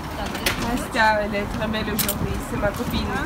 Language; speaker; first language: French; non-native, fluent; Russian